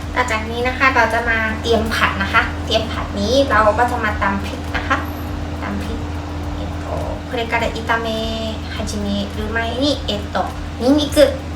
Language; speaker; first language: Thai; non-native, fluent; Japanese